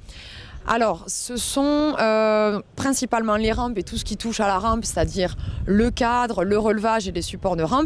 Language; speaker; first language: French; native; French